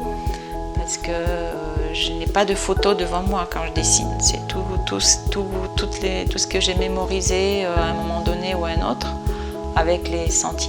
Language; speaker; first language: French; non-native, fluent; Bulgarian